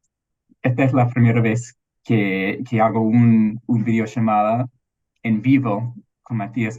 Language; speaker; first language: Spanish; non-native, fluent; English